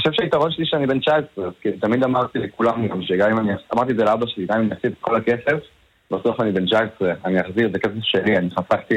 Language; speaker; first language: Hebrew; native; Hebrew